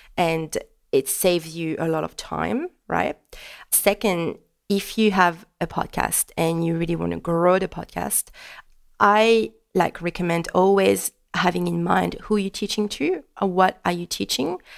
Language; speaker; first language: English; non-native, fluent; French